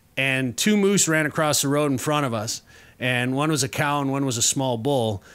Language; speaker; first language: English; native; English